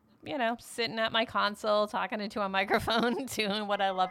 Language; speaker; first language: English; native; English